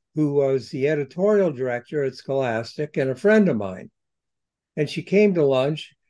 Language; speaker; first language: English; native; English